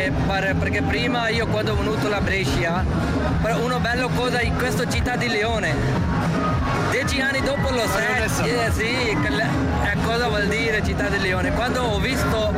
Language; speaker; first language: Italian; non-native, learner; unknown